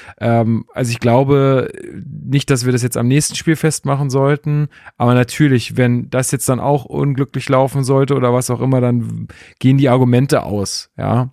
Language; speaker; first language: German; native; German